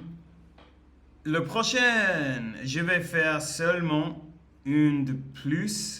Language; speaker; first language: French; non-native, learner; English